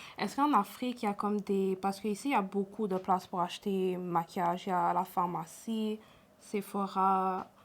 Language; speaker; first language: French; early bilingual, other home language; Lingala